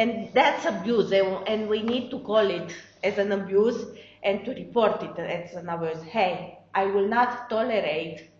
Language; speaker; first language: English; non-native, fluent; Romanian